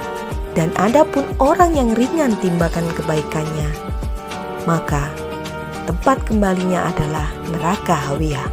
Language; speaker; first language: Indonesian; native; Indonesian